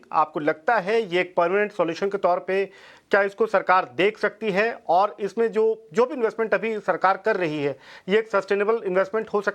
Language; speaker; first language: Hindi; native; Hindi